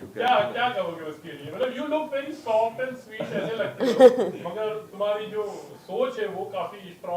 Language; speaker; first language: Hindi; native; Hindi